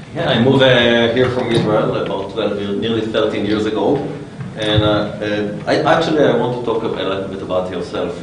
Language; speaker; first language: English; non-native, fluent; Hebrew